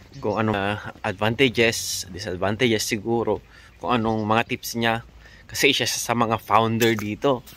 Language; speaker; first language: Filipino; native; Filipino